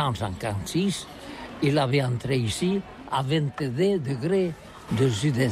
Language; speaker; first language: French; non-native, learner; Catalan